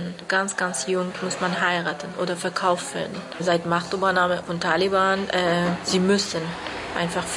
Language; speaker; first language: German; non-native, learner; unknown